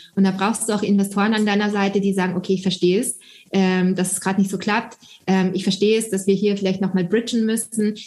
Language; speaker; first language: German; early bilingual, other home language; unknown